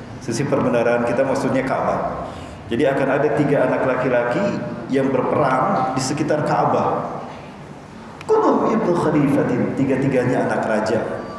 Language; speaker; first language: Indonesian; native; Indonesian